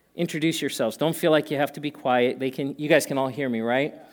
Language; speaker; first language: English; native; English